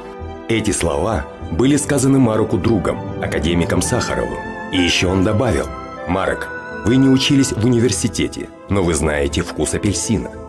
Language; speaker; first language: Russian; native; Russian